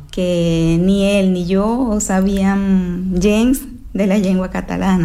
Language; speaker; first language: Catalan; non-native, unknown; Spanish